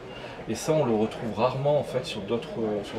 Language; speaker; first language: French; native; French